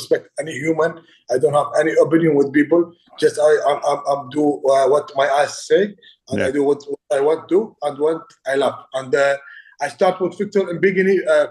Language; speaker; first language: English; non-native, learner; Arabic